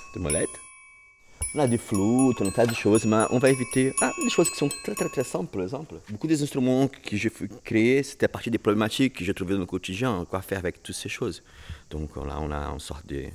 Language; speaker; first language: French; non-native, fluent; Portuguese